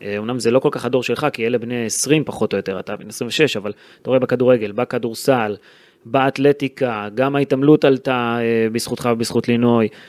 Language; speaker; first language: Hebrew; native; Hebrew